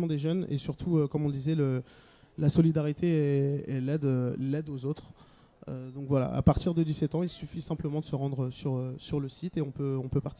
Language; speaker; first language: French; native; French